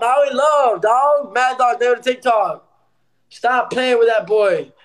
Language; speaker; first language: English; early bilingual, other home language; Spanish